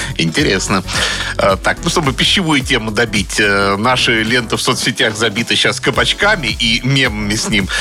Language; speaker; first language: Russian; native; Russian